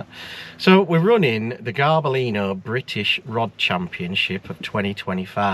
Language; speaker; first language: English; native; English